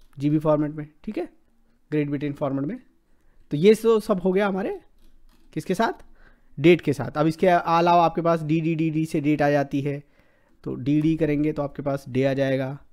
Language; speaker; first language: Hindi; native; Hindi